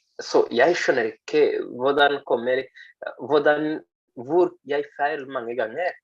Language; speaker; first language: Norwegian; non-native, learner; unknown